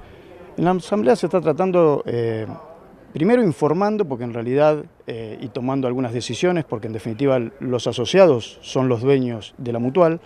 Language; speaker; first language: Spanish; native; Spanish